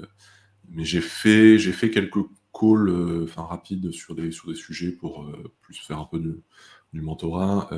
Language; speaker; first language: French; native; French